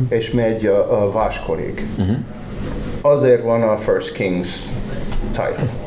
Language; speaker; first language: Hungarian; non-native, learner; English